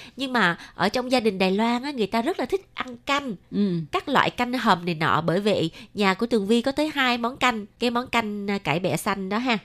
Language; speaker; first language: Vietnamese; native; Vietnamese